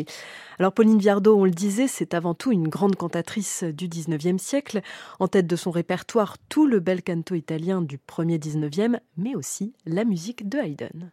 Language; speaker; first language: French; native; French